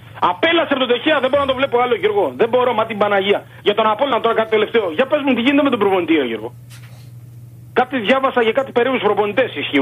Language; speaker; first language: Greek; native; Greek